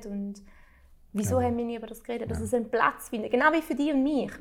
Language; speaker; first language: German; early bilingual, other home language; Albanian